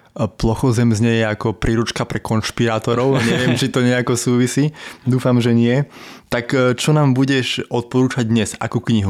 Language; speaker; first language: Slovak; native; Slovak